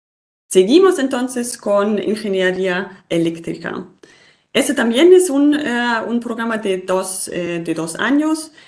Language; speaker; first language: Spanish; non-native, fluent; German